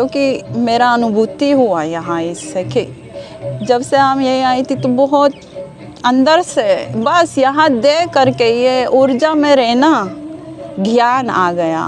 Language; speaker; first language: Hindi; non-native, learner; Hebrew